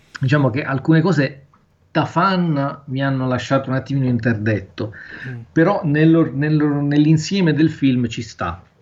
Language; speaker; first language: Italian; native; Italian